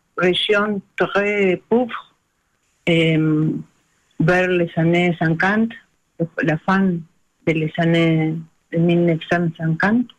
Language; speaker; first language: French; non-native, learner; Spanish